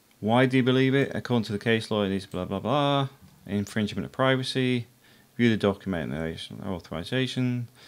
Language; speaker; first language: English; native; English